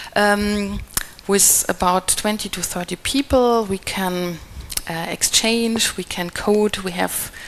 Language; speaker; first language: English; non-native, fluent; German